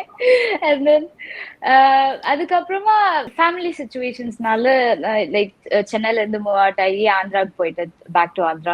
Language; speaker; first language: Tamil; non-native, local second language; Telugu